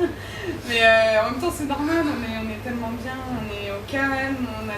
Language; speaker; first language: French; native; French